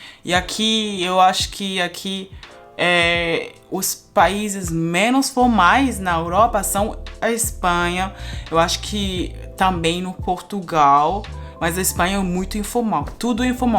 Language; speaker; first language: Portuguese; non-native, fluent; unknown